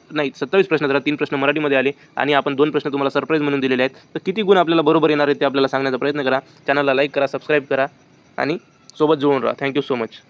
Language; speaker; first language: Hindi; non-native, local second language; Marathi